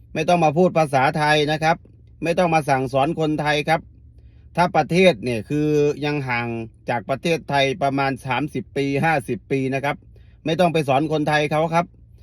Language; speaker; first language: Thai; native; Thai